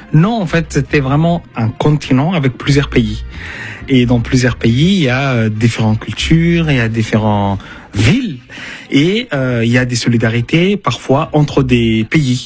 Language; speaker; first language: French; non-native, fluent; Arabic